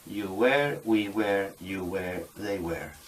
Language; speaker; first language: English; non-native, fluent; Spanish